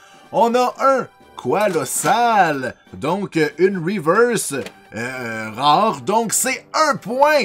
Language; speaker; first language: French; native; French